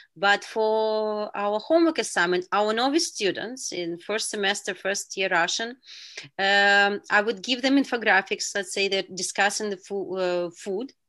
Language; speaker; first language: English; non-native, fluent; Uzbek